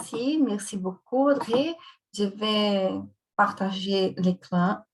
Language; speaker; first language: French; non-native, fluent; Portuguese